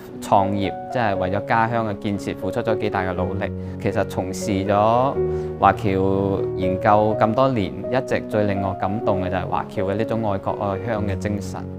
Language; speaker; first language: Cantonese; native; Cantonese